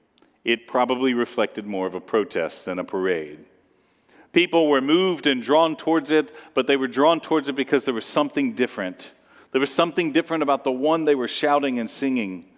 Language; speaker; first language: English; native; English